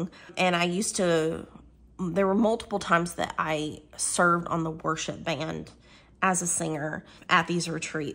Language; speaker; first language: English; native; English